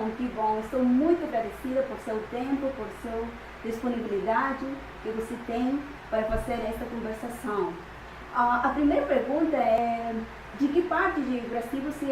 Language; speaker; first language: Portuguese; non-native, fluent; Spanish